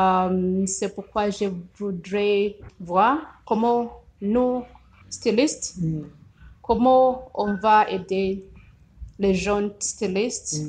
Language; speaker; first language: French; non-native, learner; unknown